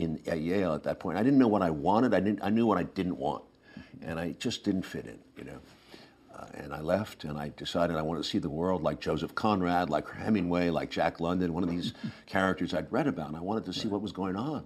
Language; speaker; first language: English; native; English